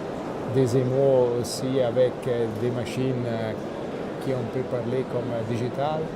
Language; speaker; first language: French; non-native, fluent; Italian